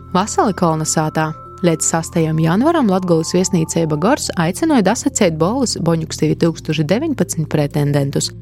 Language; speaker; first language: Latvian; native; Latvian